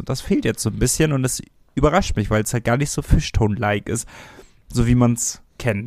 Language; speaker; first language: German; native; German